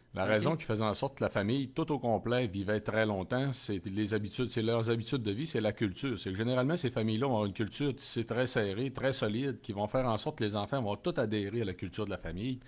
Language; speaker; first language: French; native; French